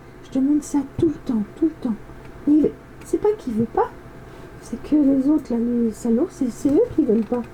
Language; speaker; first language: French; native; French